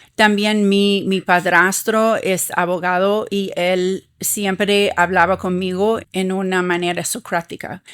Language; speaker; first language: Spanish; non-native, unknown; English